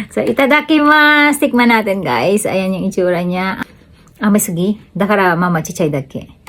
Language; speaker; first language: Filipino; native; Filipino